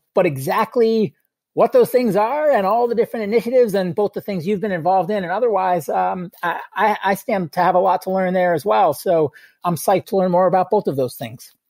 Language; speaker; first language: English; native; English